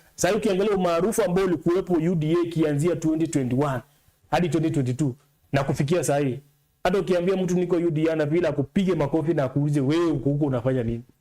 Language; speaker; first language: Swahili; non-native, local second language; Luyia